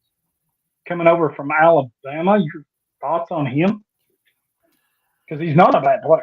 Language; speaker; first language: English; native; English